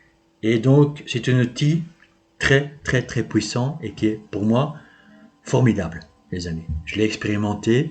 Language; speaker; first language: French; native; French